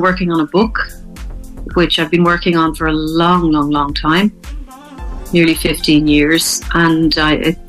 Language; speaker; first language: English; native; English